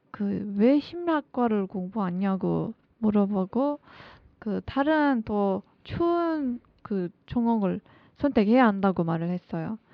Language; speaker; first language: Korean; non-native, learner; Turkish